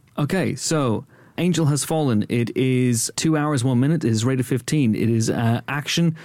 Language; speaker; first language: English; native; English